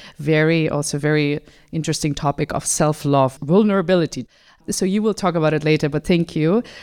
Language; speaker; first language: English; non-native, fluent; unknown